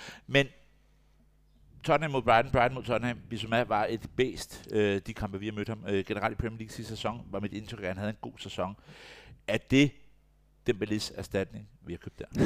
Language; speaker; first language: Danish; native; Danish